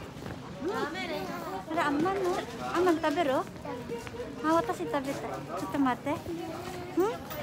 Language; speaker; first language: Japanese; non-native, fluent; Filipino